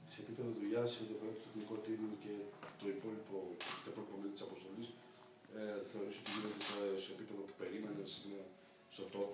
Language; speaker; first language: Greek; native; Greek